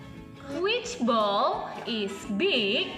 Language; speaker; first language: English; non-native, local second language; Indonesian